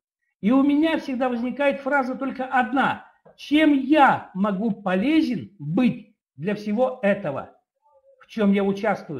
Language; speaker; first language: Russian; native; Russian